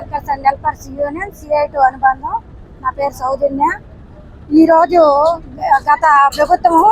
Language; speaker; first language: Telugu; native; Telugu